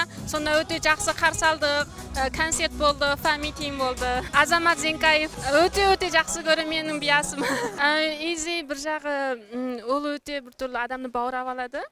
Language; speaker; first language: Kazakh; early bilingual, heritage; Kazakh